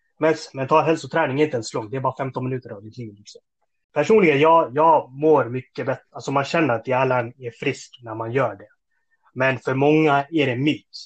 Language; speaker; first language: Swedish; early bilingual, other home language; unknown